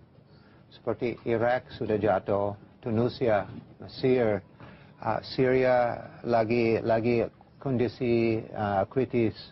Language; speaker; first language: Indonesian; non-native, fluent; English